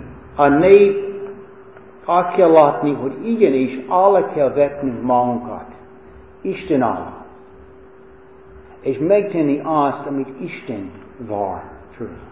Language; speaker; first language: Hungarian; non-native, fluent; English